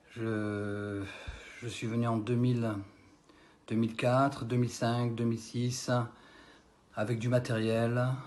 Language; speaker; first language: French; early bilingual, other home language; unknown